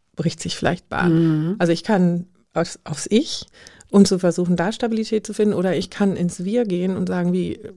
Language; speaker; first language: German; native; German